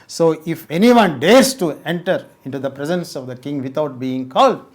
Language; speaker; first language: English; non-native, local second language; Telugu